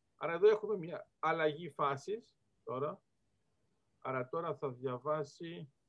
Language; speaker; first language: Greek; early bilingual, heritage; Greek